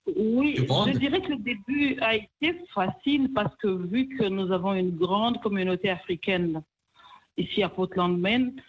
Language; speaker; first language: French; non-native, local second language; Kinyarwanda